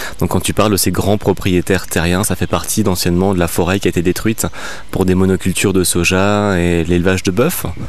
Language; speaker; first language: French; native; French